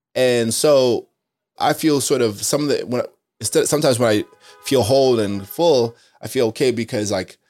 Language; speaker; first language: English; native; English